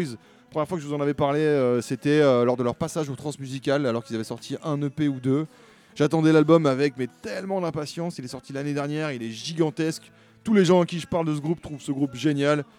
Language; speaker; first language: French; native; French